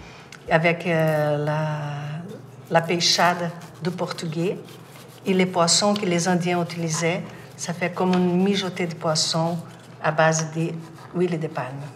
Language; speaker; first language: French; non-native, fluent; Portuguese